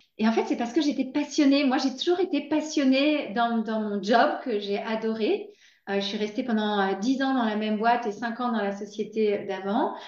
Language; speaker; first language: French; native; French